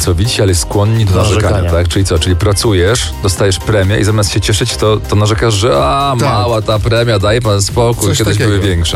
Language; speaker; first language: Polish; native; Polish